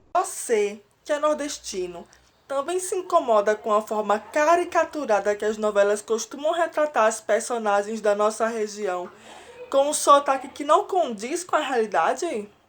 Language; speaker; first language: Portuguese; native; Portuguese